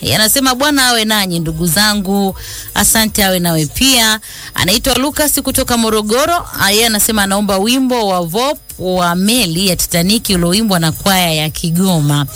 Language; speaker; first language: Swahili; native; Swahili